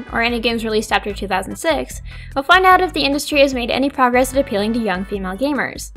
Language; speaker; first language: English; native; English